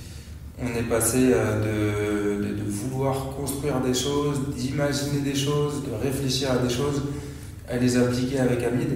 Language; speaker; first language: French; native; French